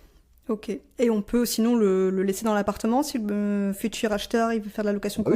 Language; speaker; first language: French; native; French